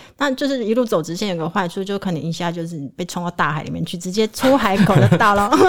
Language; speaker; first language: Chinese; native; Chinese